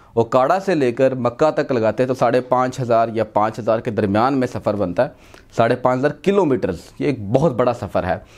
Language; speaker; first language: Urdu; non-native, local second language; Punjabi